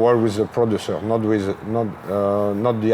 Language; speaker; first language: English; non-native, learner; French